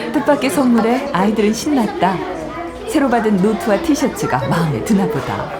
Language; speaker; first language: Korean; native; Korean